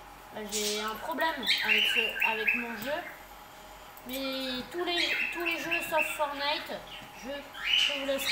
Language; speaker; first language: French; native; French